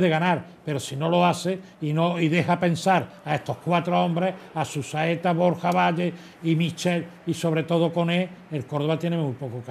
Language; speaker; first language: Spanish; native; Spanish